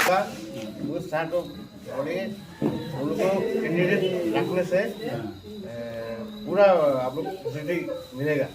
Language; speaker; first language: Hindi; non-native, local second language; Garo